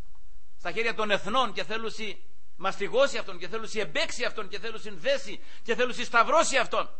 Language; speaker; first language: Greek; native; Greek